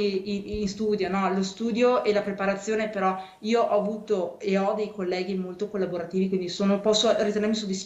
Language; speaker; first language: Italian; native; Italian